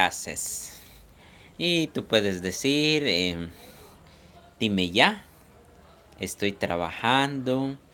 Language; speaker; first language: Spanish; non-native, local second language; Yucateco